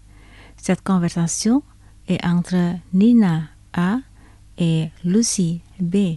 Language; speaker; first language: French; non-native, fluent; Indonesian